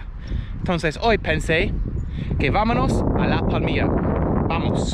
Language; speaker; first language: Spanish; non-native, fluent; English